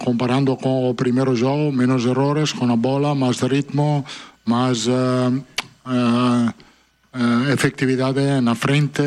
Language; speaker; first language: Portuguese; non-native, fluent; Italian